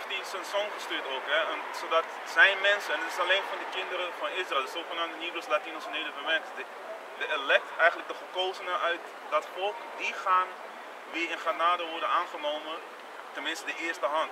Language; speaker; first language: Dutch; native; Dutch